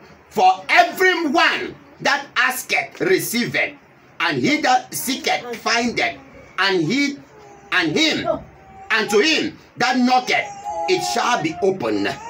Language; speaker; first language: English; native; English